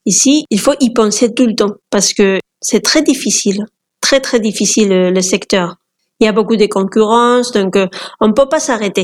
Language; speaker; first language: French; non-native, fluent; Spanish